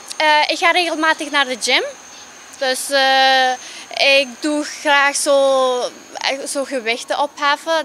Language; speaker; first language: Dutch; early bilingual, other home language; Albanian